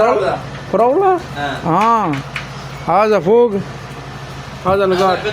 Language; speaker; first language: Arabic; non-native, learner; Urdu